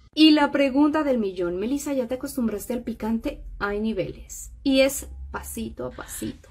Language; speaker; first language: Spanish; native; Spanish